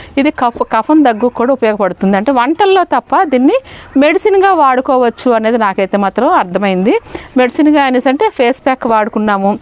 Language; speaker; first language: Telugu; native; Telugu